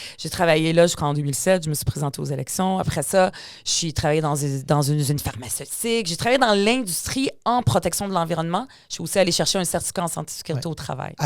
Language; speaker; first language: French; early bilingual, other home language; Arabic